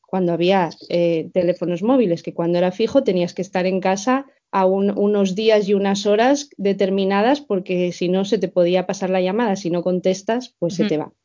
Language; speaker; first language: Spanish; native; Spanish